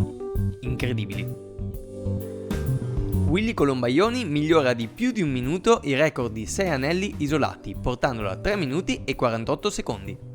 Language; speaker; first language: Italian; native; Italian